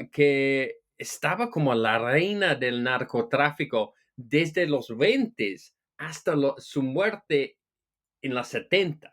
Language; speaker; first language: Spanish; non-native, fluent; English